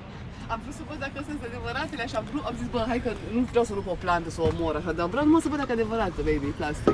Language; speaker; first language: Romanian; native; Romanian